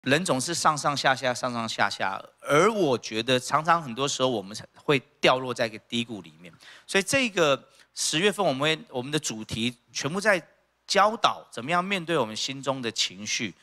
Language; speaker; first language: Chinese; native; Chinese